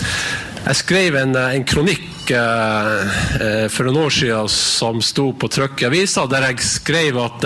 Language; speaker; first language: Norwegian; native; Norwegian